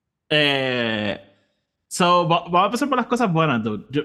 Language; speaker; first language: Spanish; native; Spanish